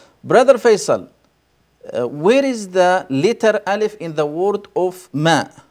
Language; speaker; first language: English; non-native, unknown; Arabic